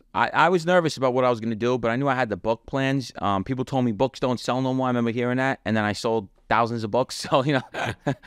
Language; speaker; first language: English; native; English